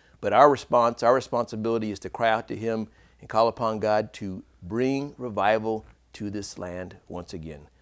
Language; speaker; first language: English; native; English